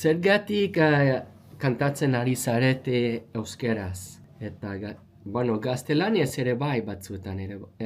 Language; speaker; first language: Basque; non-native, learner; English